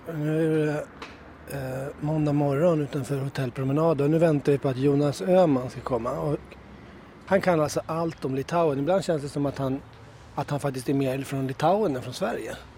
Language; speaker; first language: Swedish; native; Swedish